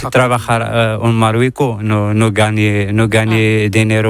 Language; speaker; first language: Spanish; non-native, learner; Arabic